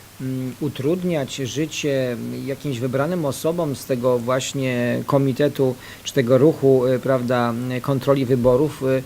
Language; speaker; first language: Polish; native; Polish